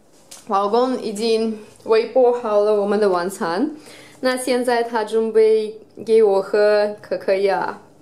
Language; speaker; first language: Chinese; non-native, fluent; Russian